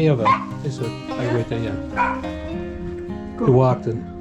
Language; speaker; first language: Dutch; non-native, learner; English